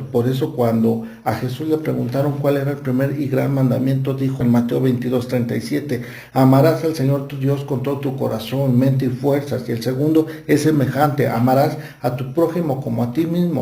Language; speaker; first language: Spanish; native; Spanish